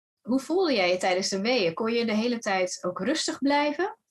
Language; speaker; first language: Dutch; native; Dutch